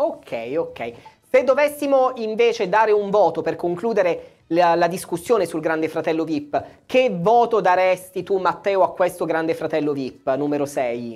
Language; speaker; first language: Italian; native; Italian